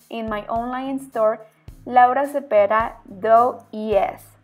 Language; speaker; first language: English; non-native, fluent; Spanish